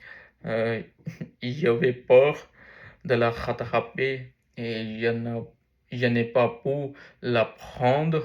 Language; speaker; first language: French; non-native, learner; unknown